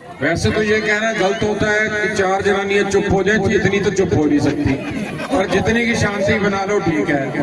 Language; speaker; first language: Urdu; non-native, local second language; Punjabi